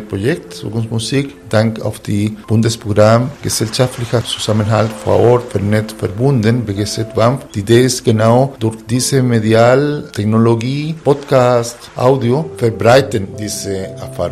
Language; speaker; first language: German; non-native, fluent; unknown